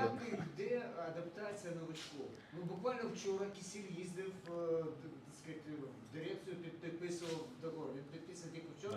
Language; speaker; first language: Ukrainian; non-native, local second language; Russian